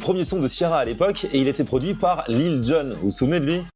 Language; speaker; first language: French; native; French